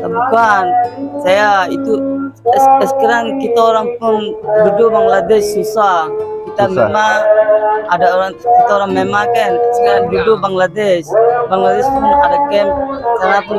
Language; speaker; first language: Indonesian; non-native, learner; Rohingya